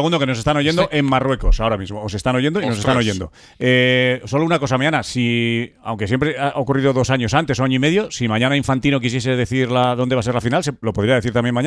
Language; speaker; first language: Spanish; native; Spanish